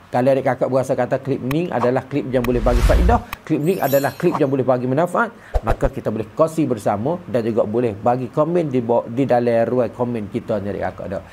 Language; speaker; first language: Malay; native; Malay